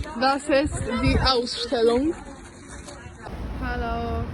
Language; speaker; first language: German; non-native, learner; Polish